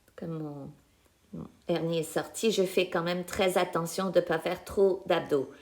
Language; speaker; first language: French; non-native, fluent; English